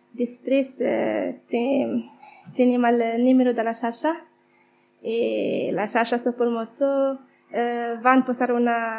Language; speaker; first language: Catalan; non-native, learner; Arabic